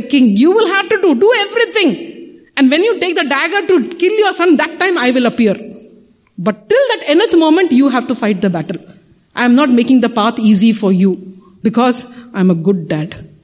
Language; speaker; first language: English; non-native, local second language; Tamil